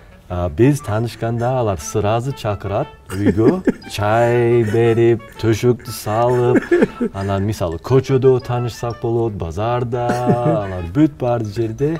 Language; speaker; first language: Kyrgyz; non-native, learner; English